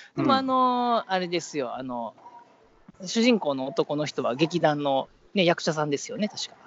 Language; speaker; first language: Japanese; native; Japanese